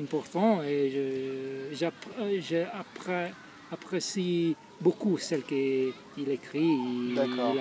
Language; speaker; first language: French; non-native, fluent; Italian